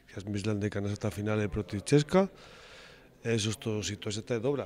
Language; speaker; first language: Macedonian; non-native, learner; Spanish